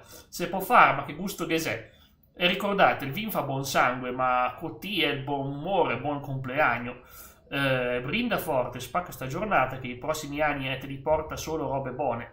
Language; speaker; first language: Italian; native; Italian